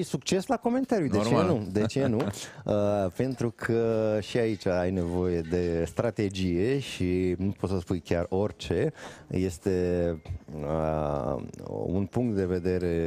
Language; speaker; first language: Romanian; native; Romanian